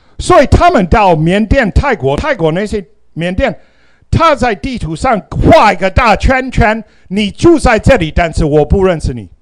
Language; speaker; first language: Chinese; non-native, fluent; English